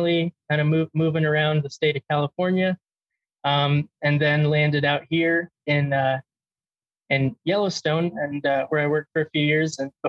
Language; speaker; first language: English; native; English